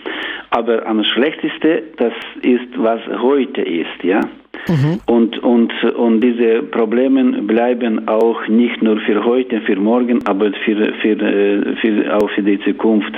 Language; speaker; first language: German; non-native, learner; Ukrainian